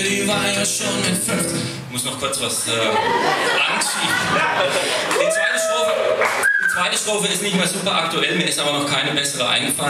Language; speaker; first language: German; native; German